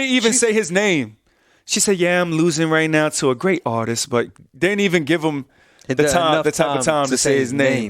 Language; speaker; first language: English; native; English